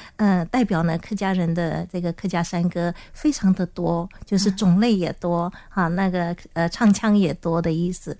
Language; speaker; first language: Chinese; non-native, local second language; Hakka Chinese